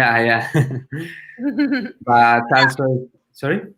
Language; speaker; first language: English; non-native, learner; Spanish